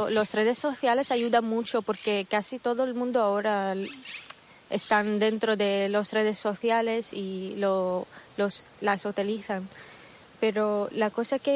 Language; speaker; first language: Spanish; non-native, fluent; Arabic